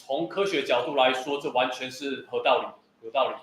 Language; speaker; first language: Chinese; native; Chinese